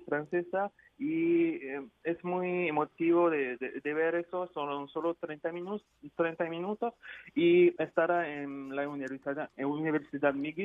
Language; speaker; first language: Spanish; non-native, fluent; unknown